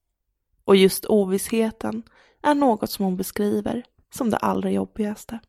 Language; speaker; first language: Swedish; native; Swedish